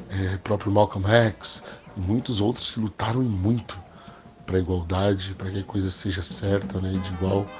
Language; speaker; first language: Portuguese; early bilingual, other home language; English